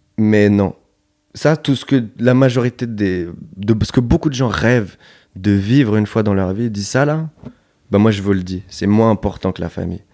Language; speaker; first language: French; native; French